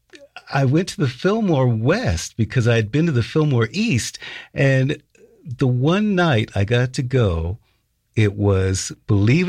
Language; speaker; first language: English; native; English